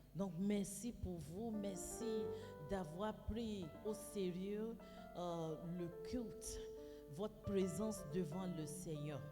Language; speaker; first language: French; non-native, fluent; Yoruba